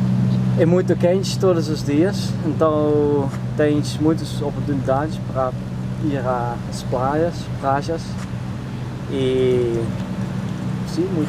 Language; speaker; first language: Portuguese; non-native, learner; Dutch